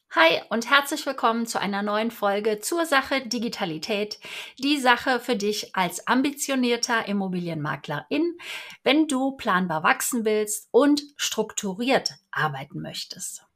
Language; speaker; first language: German; native; German